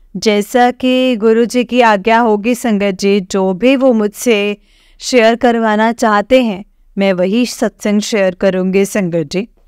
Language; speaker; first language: Hindi; native; Hindi